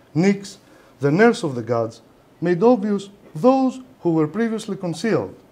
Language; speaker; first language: English; non-native, fluent; Greek